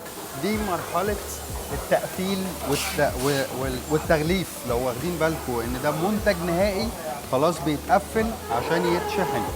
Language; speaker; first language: Arabic; native; Arabic